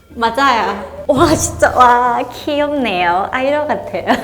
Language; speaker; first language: Korean; non-native, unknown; Thai